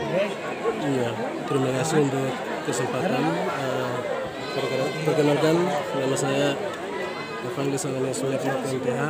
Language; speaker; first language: Indonesian; non-native, local second language; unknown